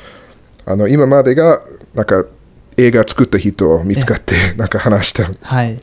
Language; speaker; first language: Japanese; non-native, learner; English